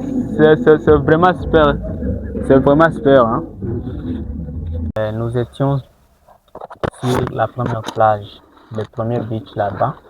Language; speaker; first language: French; non-native, local second language; Rundi